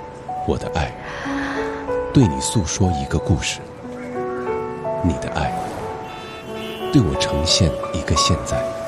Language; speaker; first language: Chinese; native; Chinese